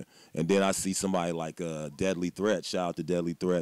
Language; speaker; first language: English; native; English